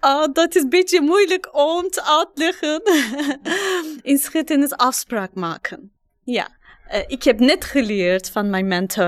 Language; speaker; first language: Dutch; non-native, learner; Turkish